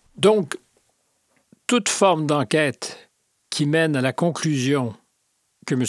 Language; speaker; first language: French; native; French